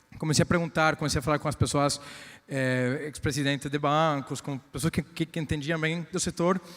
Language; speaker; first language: Portuguese; non-native, fluent; Spanish